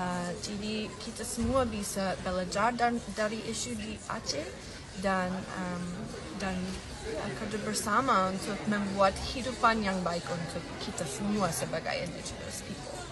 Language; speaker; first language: Indonesian; non-native, learner; English